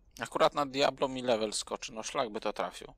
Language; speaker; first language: Polish; native; Polish